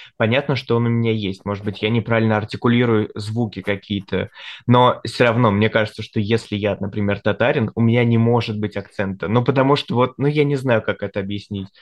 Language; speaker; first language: Russian; native; Russian